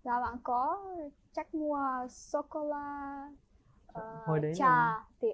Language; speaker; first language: Vietnamese; non-native, fluent; Ukrainian